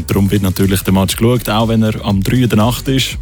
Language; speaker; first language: German; native; German